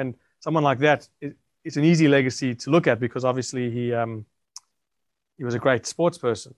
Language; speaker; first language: English; native; English